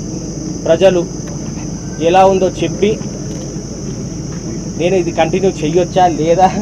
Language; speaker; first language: Telugu; native; Telugu